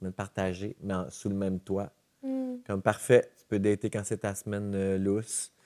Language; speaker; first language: French; native; French